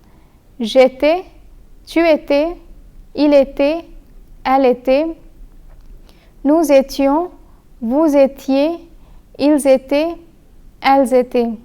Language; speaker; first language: French; non-native, fluent; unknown